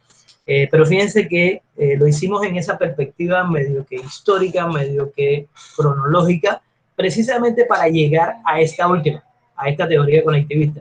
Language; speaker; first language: Spanish; native; Spanish